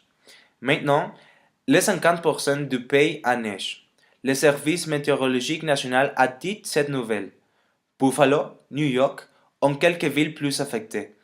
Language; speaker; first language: French; non-native, learner; Spanish